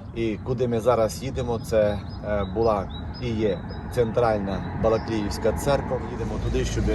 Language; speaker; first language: Ukrainian; non-native, local second language; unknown